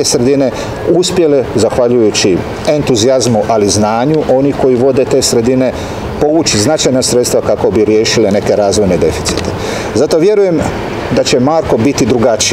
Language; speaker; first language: Serbian; native; Serbian